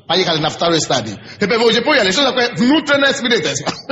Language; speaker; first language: Russian; non-native, fluent; Yoruba